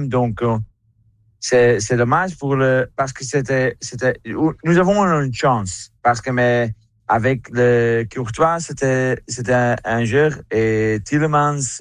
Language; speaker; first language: French; non-native, learner; Dutch